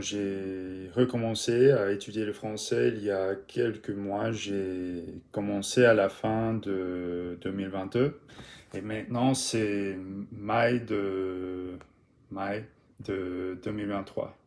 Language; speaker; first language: French; non-native, learner; English